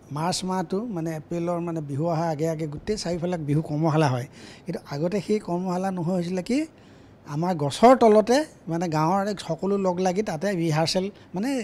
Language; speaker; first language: Assamese; native; Assamese